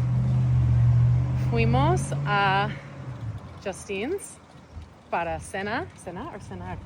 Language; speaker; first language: Spanish; non-native, learner; English